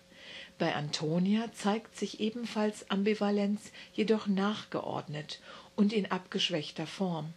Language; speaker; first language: German; native; German